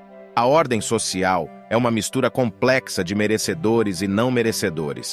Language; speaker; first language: Portuguese; native; Portuguese